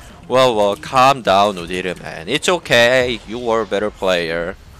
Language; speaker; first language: English; non-native, fluent; Korean